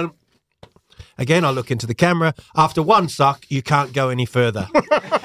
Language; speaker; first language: English; native; English